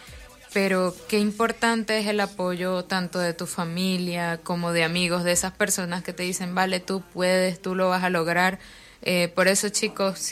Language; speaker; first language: Spanish; native; Spanish